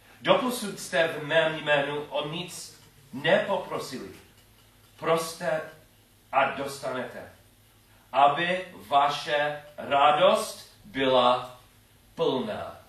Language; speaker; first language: Czech; non-native, learner; English